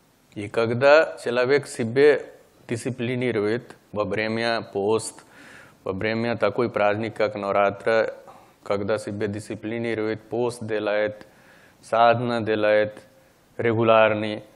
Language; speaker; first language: Russian; non-native, learner; Hindi